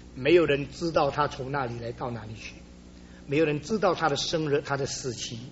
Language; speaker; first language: Chinese; native; Chinese